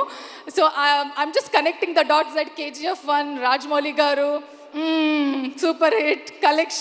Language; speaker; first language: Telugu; non-native, learner; Kannada